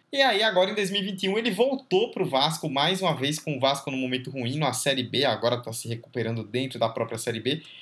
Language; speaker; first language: Portuguese; native; Portuguese